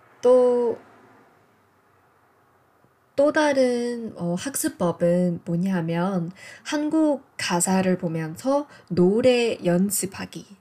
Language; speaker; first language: Korean; non-native, fluent; English